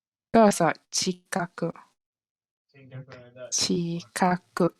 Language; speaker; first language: Japanese; non-native, fluent; Malay